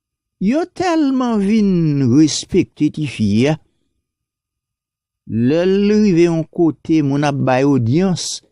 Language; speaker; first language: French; non-native, local second language; Haitian Creole